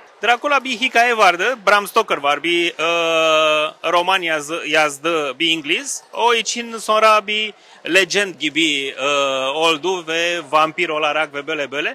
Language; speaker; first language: Turkish; non-native, learner; Romanian